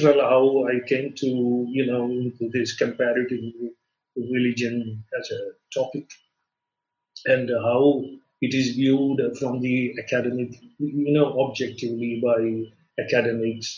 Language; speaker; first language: English; non-native, local second language; Malayalam